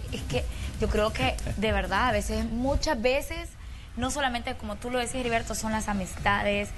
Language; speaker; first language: Spanish; native; Spanish